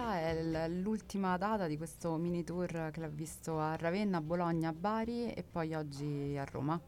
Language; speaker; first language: Italian; native; Italian